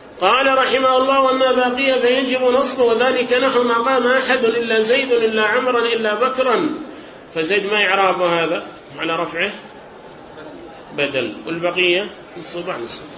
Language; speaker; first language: Arabic; native; Arabic